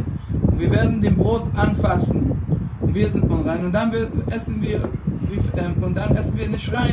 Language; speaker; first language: German; non-native, fluent; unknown